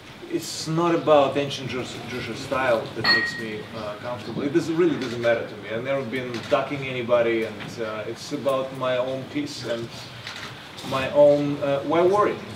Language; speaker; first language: English; non-native, fluent; Russian